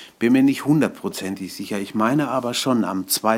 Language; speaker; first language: German; native; German